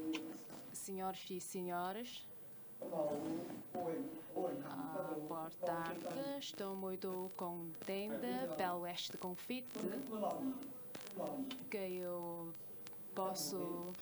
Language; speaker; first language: Portuguese; non-native, fluent; Chinese